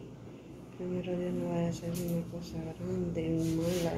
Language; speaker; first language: Spanish; native; Spanish